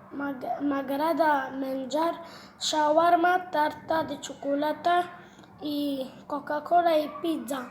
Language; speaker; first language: Catalan; non-native, learner; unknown